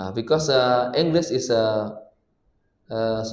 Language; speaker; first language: English; non-native, learner; Indonesian